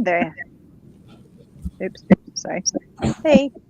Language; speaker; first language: English; native; English